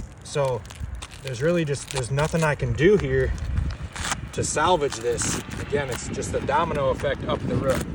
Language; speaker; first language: English; native; English